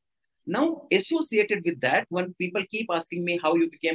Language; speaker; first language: English; non-native, local second language; Hindi